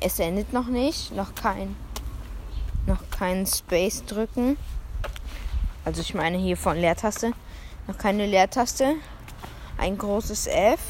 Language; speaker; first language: German; early bilingual, other home language; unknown